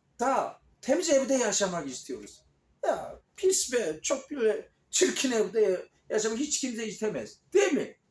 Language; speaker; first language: Turkish; non-native, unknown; Korean